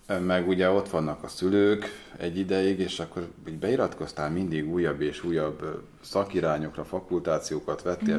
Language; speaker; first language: Hungarian; native; Hungarian